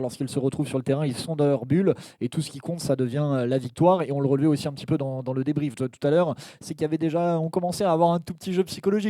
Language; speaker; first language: French; native; French